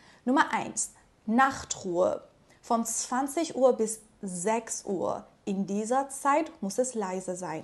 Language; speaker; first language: German; non-native, fluent; Persian